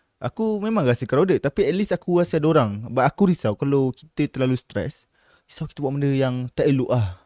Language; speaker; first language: Malay; native; Malay